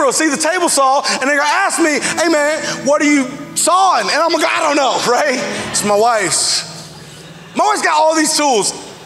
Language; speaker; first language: English; native; English